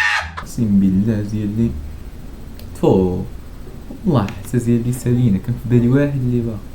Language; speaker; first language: Arabic; native; Arabic